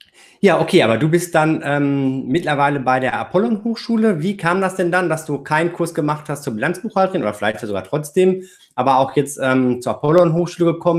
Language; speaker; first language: German; native; German